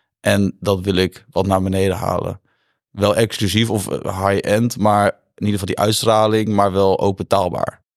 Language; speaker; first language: Dutch; native; Dutch